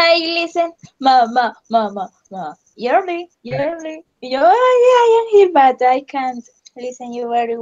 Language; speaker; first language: English; non-native, learner; Spanish